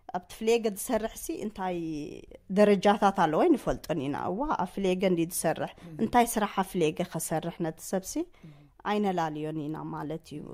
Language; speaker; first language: Tigrinya; native; Tigrinya